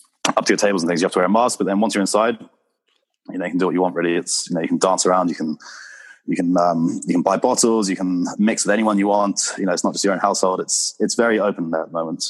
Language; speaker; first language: English; native; English